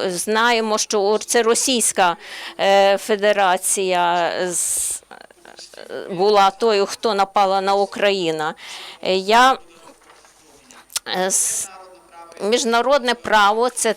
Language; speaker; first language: Ukrainian; non-native, learner; Slovenian